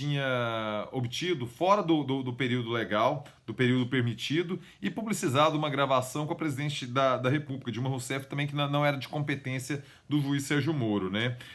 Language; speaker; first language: Portuguese; native; Portuguese